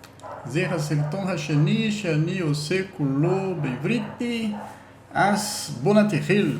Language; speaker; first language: Hebrew; non-native, learner; Portuguese